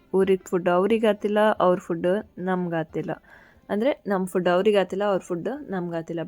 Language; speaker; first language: Kannada; native; Kannada